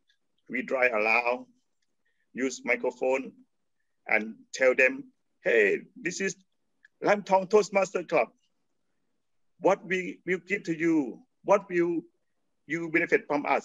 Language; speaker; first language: English; non-native, learner; Thai